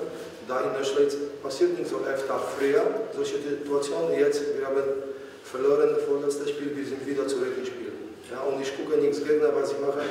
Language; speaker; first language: German; non-native, fluent; Polish